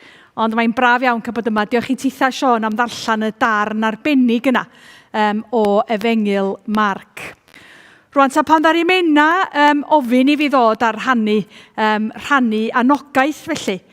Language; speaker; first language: Welsh; native; Welsh